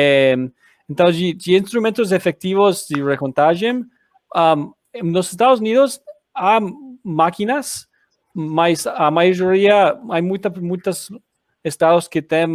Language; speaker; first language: Portuguese; non-native, learner; English